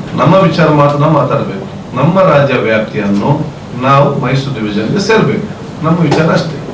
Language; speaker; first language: Kannada; non-native, local second language; Malayalam